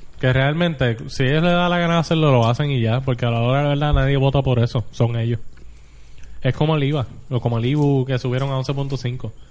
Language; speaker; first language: Spanish; native; Spanish